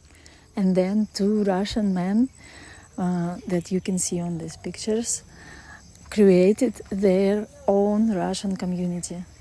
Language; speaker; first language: English; non-native, fluent; Russian